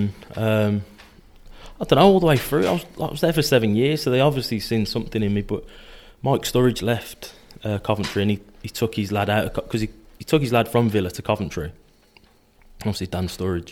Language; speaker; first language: English; native; English